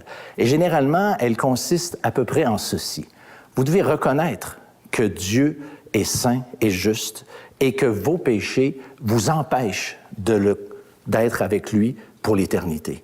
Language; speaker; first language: French; native; French